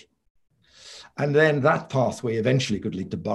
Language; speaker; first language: English; native; English